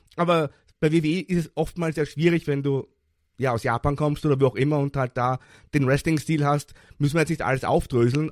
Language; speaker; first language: German; native; German